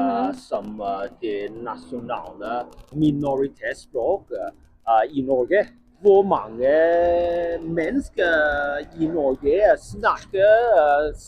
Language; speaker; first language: Norwegian; non-native, learner; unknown